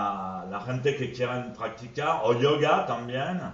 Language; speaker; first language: Spanish; non-native, fluent; French